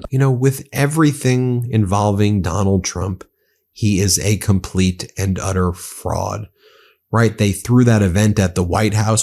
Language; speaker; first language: English; native; English